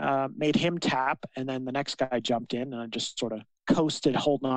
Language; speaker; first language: English; native; English